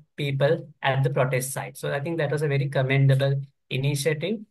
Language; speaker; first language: English; non-native, local second language; Sinhala